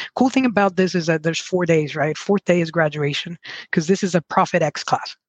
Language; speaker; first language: English; early bilingual, other home language; Spanish